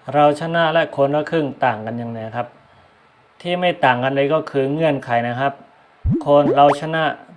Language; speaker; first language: Thai; non-native, local second language; Shan